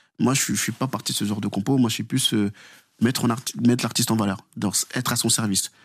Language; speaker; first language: French; early bilingual, other home language; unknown